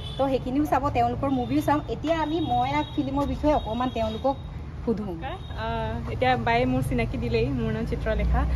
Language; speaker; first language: Assamese; non-native, local second language; Mising